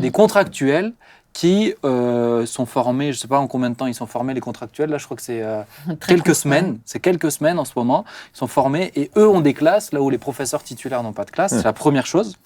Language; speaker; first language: French; native; French